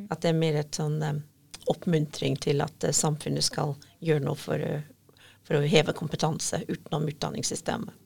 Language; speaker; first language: Norwegian; non-native, fluent; English